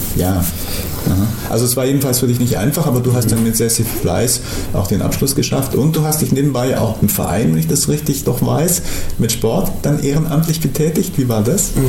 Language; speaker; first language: German; native; German